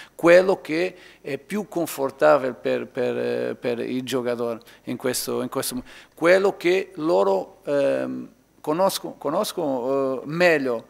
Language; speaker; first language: Italian; non-native, learner; Portuguese